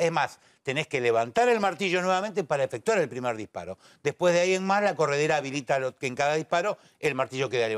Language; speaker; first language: Spanish; native; Spanish